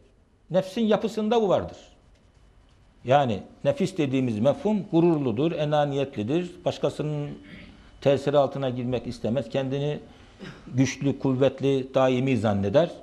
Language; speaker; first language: Turkish; native; Turkish